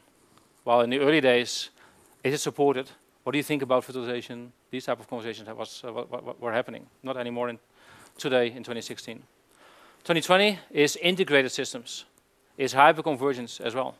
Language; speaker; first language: English; non-native, fluent; Dutch